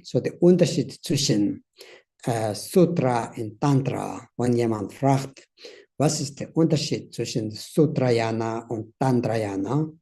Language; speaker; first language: German; non-native, learner; Tibetan